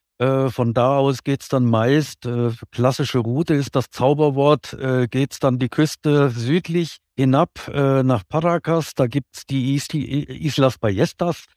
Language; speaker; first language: German; native; German